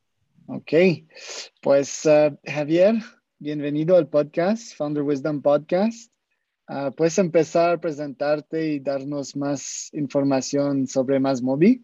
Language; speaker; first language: Spanish; non-native, fluent; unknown